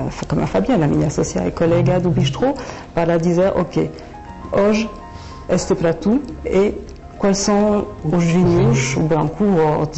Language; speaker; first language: Portuguese; non-native, learner; French